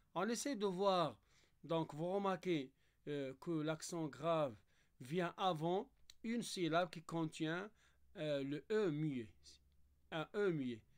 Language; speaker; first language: French; non-native, local second language; Arabic